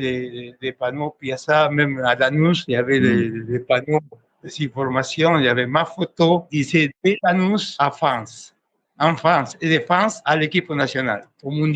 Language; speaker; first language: French; non-native, fluent; Spanish